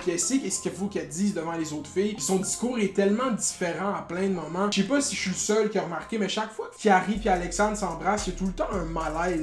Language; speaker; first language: French; native; French